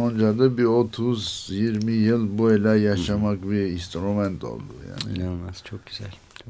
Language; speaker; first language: Turkish; non-native, learner; Armenian